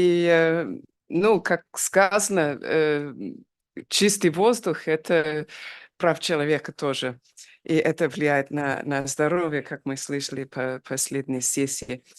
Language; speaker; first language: Russian; non-native, fluent; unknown